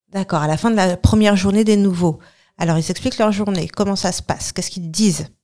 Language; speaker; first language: French; native; French